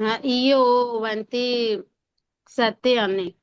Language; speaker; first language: Italian; non-native, learner; Urdu